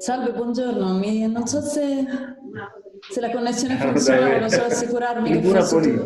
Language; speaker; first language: Italian; native; Italian